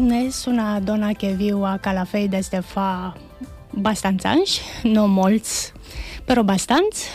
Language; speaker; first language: Catalan; non-native, fluent; Romanian